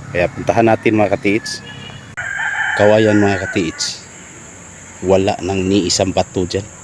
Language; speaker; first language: Filipino; non-native, local second language; Cebuano